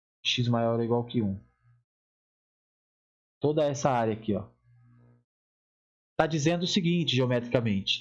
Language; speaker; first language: Portuguese; native; Portuguese